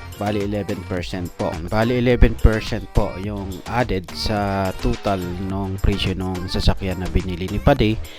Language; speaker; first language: Filipino; non-native, local second language; Bikol